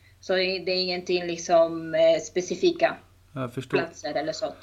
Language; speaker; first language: Swedish; non-native, fluent; Spanish